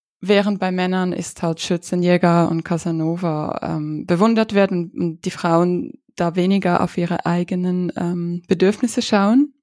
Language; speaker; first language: German; native; German